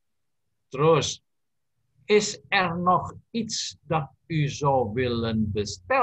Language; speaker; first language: Dutch; non-native, learner; Indonesian